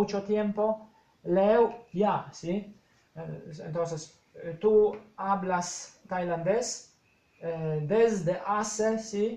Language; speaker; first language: Spanish; non-native, fluent; Polish